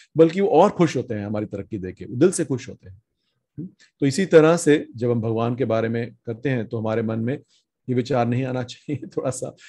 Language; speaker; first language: Hindi; native; Hindi